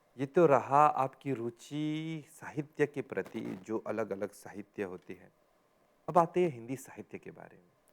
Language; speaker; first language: Hindi; non-native, local second language; Morisyen